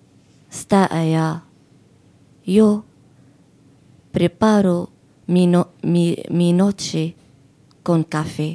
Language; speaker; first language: Spanish; non-native, fluent; Arabic